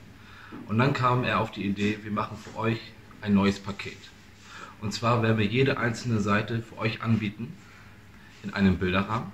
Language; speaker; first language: German; native; German